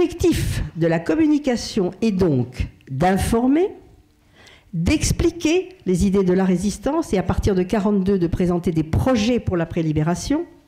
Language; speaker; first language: French; native; French